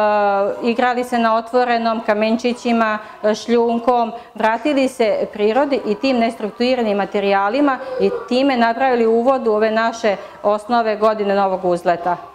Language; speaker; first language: Serbian; native; Serbian